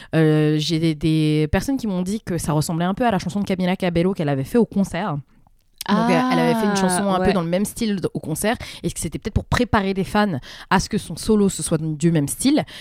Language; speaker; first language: French; native; French